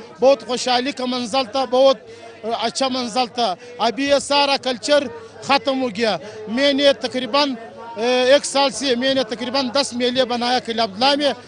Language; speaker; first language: Urdu; non-native, local second language; Pashto